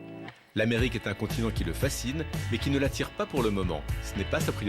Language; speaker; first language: French; native; French